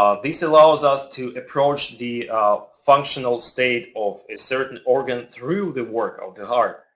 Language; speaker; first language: English; non-native, fluent; Russian